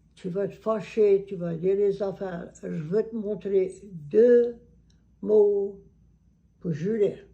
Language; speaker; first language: French; native; French